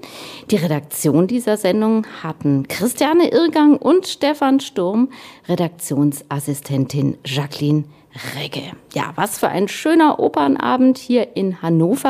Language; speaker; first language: German; native; German